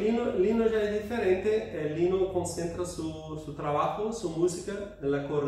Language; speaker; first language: Spanish; non-native, fluent; Portuguese